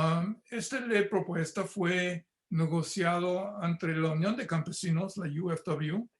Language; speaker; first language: Spanish; non-native, fluent; English